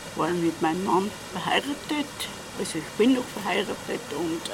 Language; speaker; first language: German; native; German